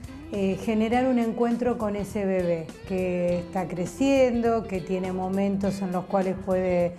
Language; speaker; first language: Spanish; native; Spanish